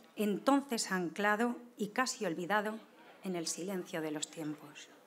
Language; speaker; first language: Spanish; native; Spanish